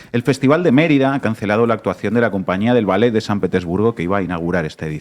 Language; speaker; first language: Spanish; native; Spanish